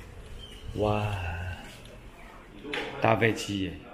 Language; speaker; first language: Chinese; native; Chinese